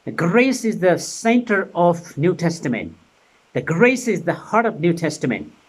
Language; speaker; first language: English; non-native, local second language; Nepali